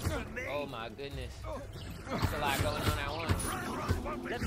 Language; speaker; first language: English; native; English